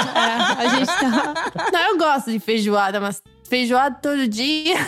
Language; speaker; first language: Portuguese; non-native, fluent; Italian